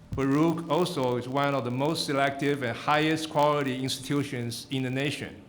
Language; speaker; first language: English; non-native, fluent; Chinese